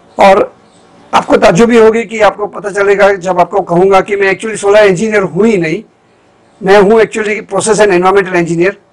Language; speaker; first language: Hindi; non-native, local second language; Gujarati